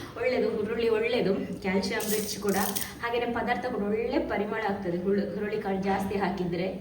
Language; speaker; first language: Kannada; native; Kannada